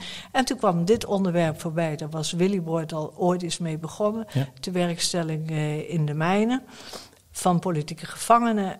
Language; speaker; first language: Dutch; native; Dutch